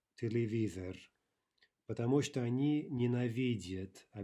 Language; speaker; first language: Russian; non-native, fluent; English